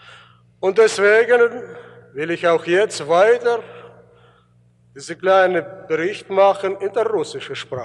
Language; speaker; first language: German; early bilingual, heritage; German